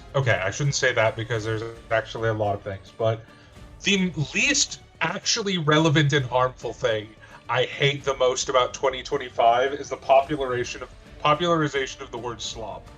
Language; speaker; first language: English; native; English